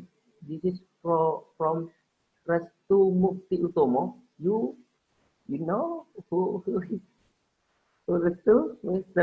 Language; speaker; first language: English; non-native, learner; Indonesian